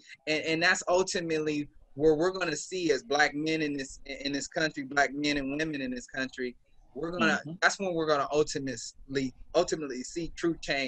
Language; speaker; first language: English; native; English